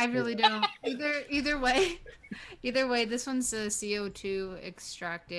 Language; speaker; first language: English; native; English